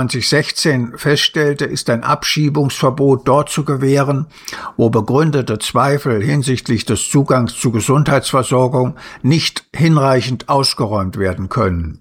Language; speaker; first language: German; native; German